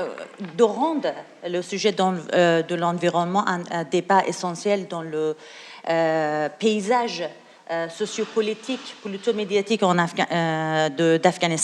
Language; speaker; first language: French; non-native, learner; Persian